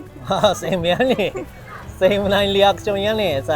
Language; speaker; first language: Filipino; non-native, learner; Japanese